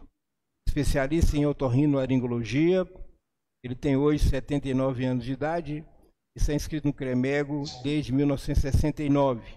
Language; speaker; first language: Portuguese; native; Portuguese